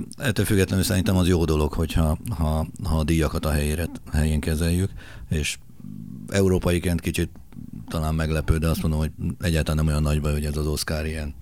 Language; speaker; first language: Hungarian; native; Hungarian